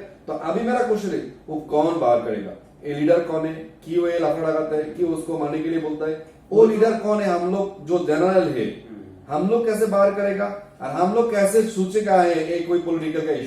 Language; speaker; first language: Hindi; non-native, learner; Bangla